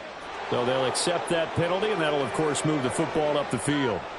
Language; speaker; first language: English; native; English